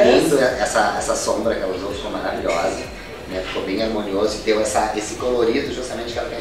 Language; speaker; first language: Portuguese; native; Portuguese